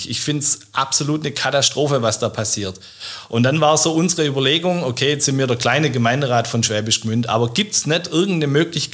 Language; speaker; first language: German; native; German